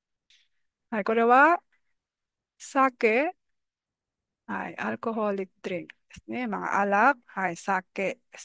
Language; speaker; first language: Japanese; non-native, fluent; Filipino